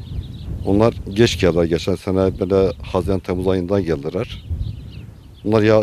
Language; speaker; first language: Turkish; non-native, local second language; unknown